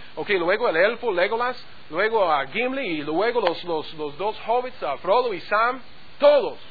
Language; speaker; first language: Spanish; non-native, fluent; English